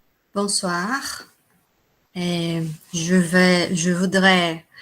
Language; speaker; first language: French; non-native, fluent; Portuguese